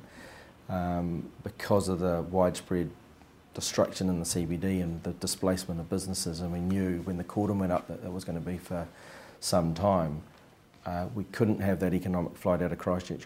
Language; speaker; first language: English; native; English